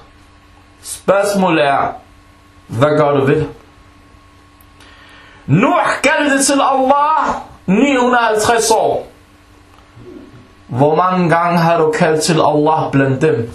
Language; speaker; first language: Danish; non-native, fluent; Arabic